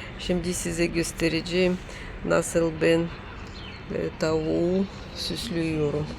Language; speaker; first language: Turkish; non-native, learner; Russian